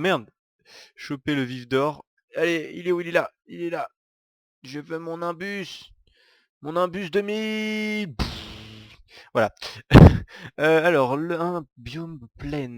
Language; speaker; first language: French; native; French